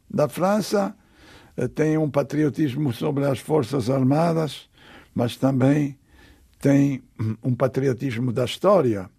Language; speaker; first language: Portuguese; non-native, fluent; English